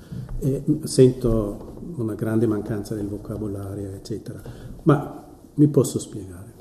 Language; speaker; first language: Italian; non-native, fluent; German